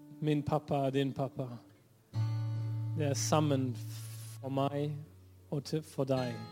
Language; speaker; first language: Norwegian; non-native, fluent; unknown